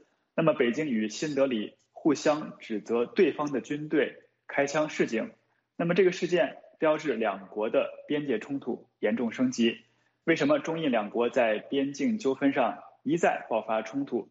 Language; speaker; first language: Chinese; native; Chinese